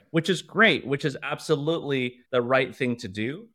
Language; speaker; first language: English; early bilingual, other home language; Chinese